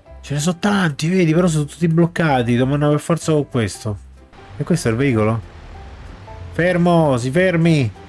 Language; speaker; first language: Italian; native; Italian